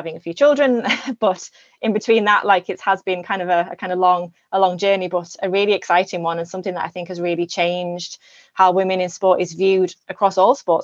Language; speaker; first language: English; native; English